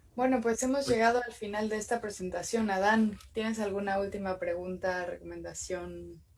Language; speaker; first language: Spanish; native; Spanish